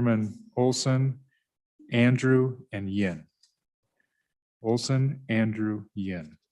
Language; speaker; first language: English; native; English